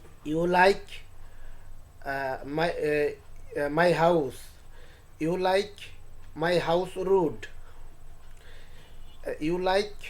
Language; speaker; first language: English; non-native, learner; Bangla